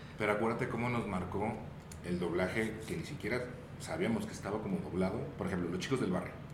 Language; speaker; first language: Spanish; native; Spanish